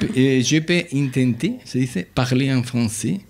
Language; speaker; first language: French; non-native, learner; Spanish